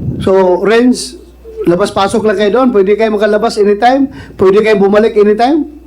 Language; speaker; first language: Filipino; non-native, local second language; Cebuano